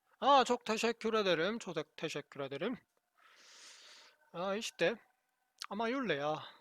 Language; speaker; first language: Turkish; non-native, learner; Korean